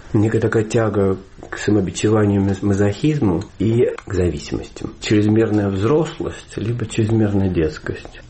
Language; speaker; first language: Russian; native; Russian